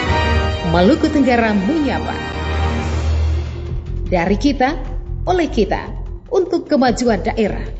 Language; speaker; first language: Indonesian; native; Indonesian